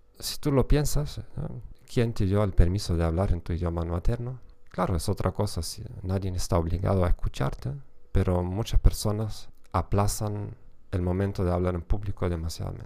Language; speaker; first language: Spanish; non-native, fluent; German